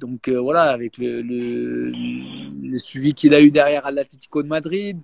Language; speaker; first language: French; native; French